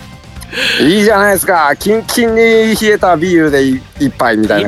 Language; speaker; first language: Japanese; native; Japanese